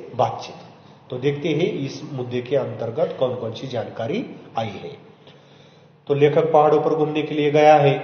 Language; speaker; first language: Hindi; non-native, local second language; Marathi